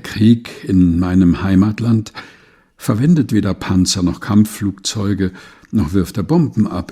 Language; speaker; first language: German; non-native, fluent; Portuguese